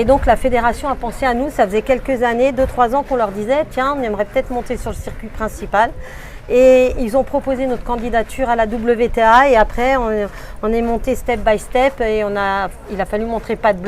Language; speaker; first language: French; native; French